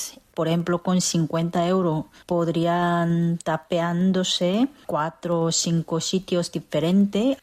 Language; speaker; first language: Spanish; non-native, fluent; Korean